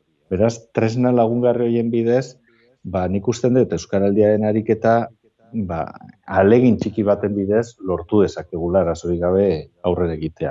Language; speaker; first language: Basque; native; Basque